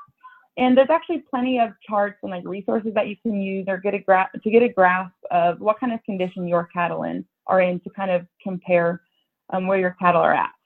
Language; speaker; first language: English; native; English